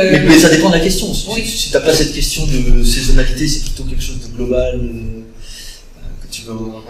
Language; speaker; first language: French; native; French